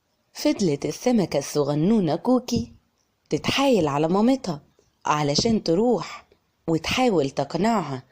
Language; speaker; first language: Arabic; native; Arabic